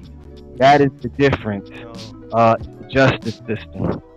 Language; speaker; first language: English; native; English